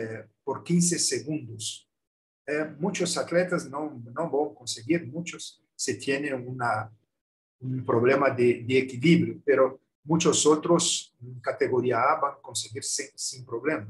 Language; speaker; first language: Spanish; non-native, learner; Portuguese